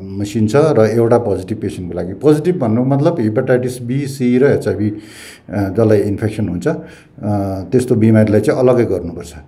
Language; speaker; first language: Nepali; native; Nepali